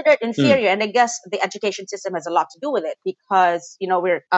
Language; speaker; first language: English; non-native, local second language; Cebuano